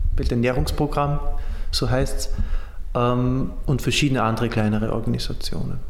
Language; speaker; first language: German; native; German